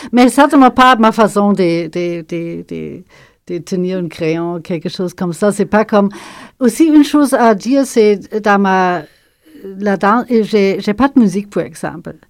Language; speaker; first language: French; non-native, fluent; German